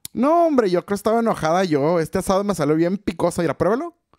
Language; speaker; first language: Spanish; early bilingual, other home language; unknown